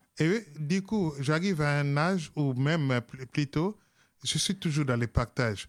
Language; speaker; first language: French; non-native, local second language; Lingala